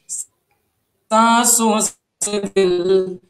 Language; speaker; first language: Hindi; native; Hindi